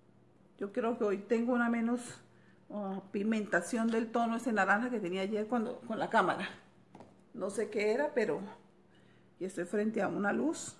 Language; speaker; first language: Spanish; native; Spanish